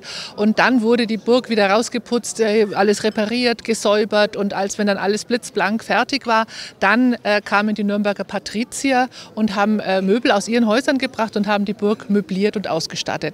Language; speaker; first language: German; native; German